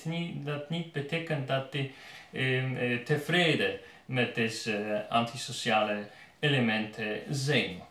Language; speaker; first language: Dutch; non-native, learner; Polish